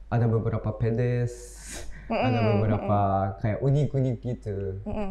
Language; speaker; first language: Indonesian; non-native, learner; Japanese